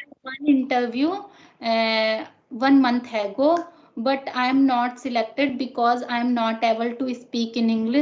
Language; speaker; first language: English; non-native, learner; Hindi